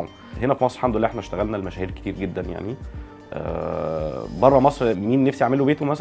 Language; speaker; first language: Arabic; native; Arabic